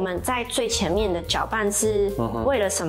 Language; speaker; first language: Chinese; native; Chinese